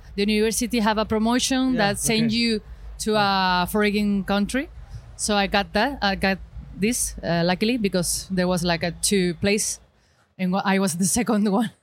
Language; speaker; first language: English; non-native, learner; Spanish